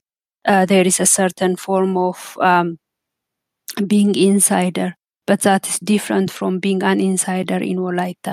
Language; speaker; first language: English; non-native, fluent; Amharic